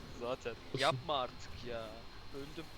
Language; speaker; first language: Turkish; native; Turkish